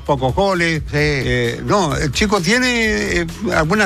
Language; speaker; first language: Spanish; native; Spanish